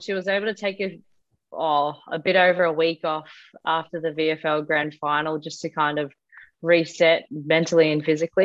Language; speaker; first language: English; native; English